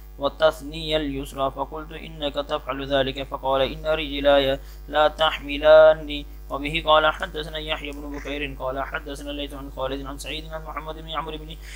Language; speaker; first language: Arabic; non-native, fluent; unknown